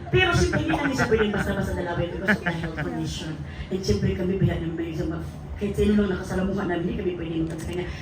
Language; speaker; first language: Filipino; non-native, local second language; Cebuano